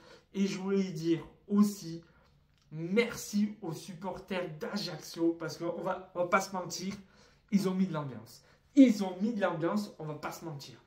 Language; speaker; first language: French; native; French